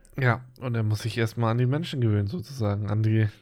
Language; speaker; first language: German; native; German